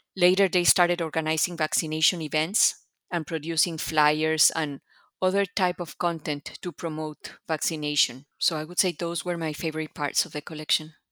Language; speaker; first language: English; non-native, fluent; Spanish